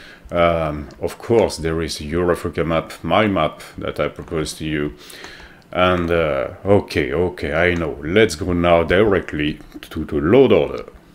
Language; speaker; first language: English; non-native, fluent; French